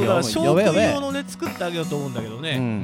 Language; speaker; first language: Japanese; native; Japanese